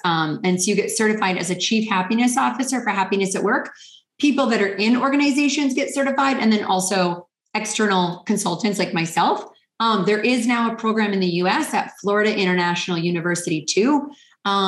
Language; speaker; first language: English; native; English